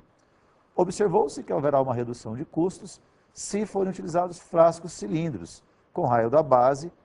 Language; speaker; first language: Portuguese; native; Portuguese